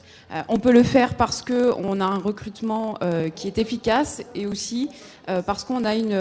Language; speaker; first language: French; native; French